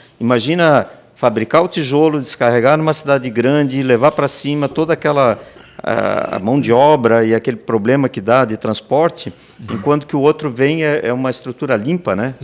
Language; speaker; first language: Portuguese; native; Portuguese